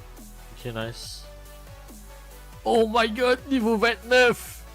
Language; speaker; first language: English; non-native, learner; French